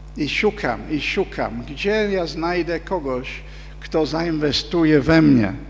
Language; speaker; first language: Polish; non-native, fluent; English